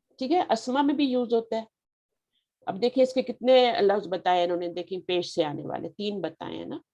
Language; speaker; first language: Urdu; native; Urdu